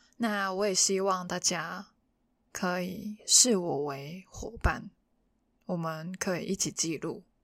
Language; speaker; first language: Chinese; non-native, local second language; Cantonese